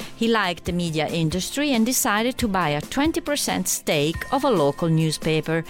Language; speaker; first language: English; non-native, fluent; Italian